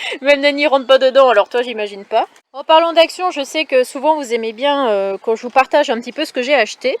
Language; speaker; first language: French; native; French